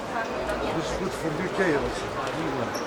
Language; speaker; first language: English; non-native, learner; Greek